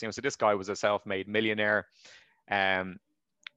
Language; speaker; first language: English; native; English